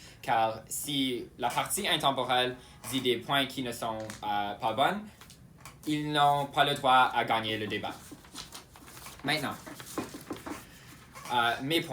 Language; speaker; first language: French; non-native, local second language; English